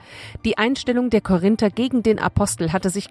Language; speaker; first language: German; native; German